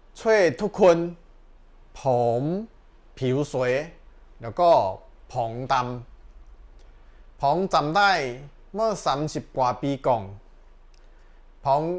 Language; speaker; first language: Thai; non-native, learner; Chinese